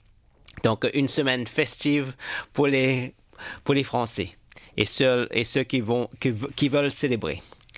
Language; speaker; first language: French; non-native, fluent; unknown